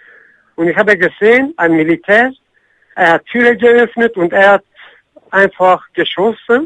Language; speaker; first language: German; non-native, learner; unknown